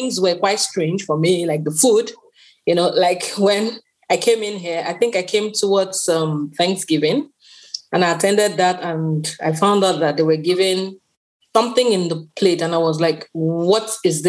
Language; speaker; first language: English; non-native, local second language; Yoruba